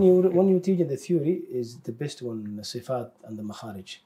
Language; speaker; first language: English; non-native, fluent; Somali